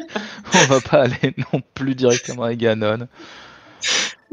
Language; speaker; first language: French; native; French